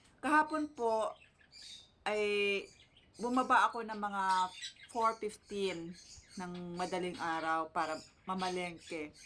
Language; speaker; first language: Filipino; non-native, local second language; Cebuano